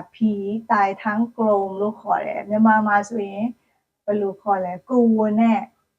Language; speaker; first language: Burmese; native; Burmese